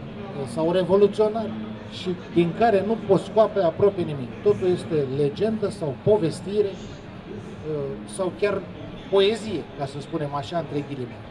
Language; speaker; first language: Romanian; native; Romanian